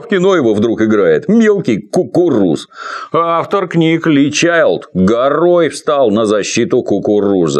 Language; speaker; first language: Russian; native; Russian